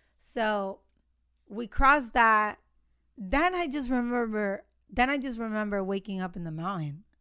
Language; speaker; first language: English; early bilingual, other home language; Spanish